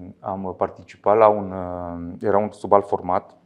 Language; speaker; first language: Romanian; native; Romanian